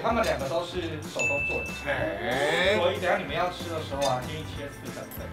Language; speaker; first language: Chinese; native; Chinese